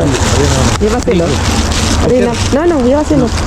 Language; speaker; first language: Spanish; non-native, learner; Filipino